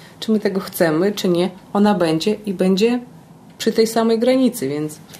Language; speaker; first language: Polish; non-native, fluent; Russian